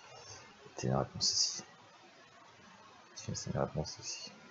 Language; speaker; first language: French; native; French